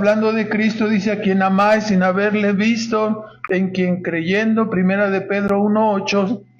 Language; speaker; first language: Spanish; native; Spanish